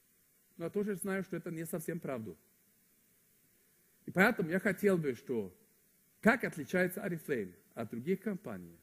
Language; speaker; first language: Russian; non-native, fluent; Swedish